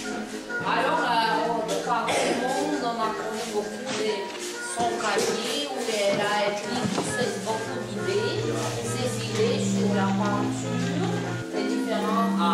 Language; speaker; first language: French; non-native, fluent; Latvian